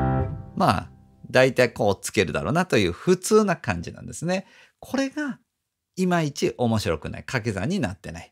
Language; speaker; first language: Japanese; native; Japanese